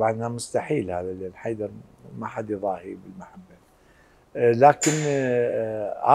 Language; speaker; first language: Arabic; native; Arabic